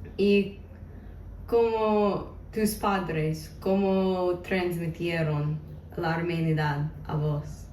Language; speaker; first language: Spanish; non-native, learner; English